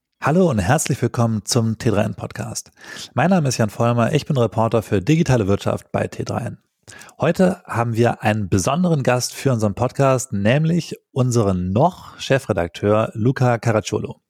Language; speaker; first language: German; native; German